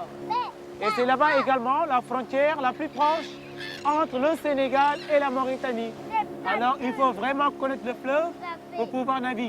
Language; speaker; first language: French; non-native, local second language; Wolof